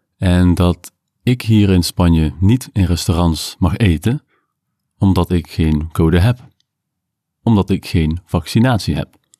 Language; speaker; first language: Dutch; native; Dutch